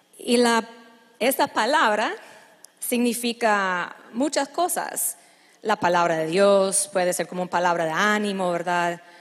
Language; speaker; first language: Spanish; non-native, fluent; English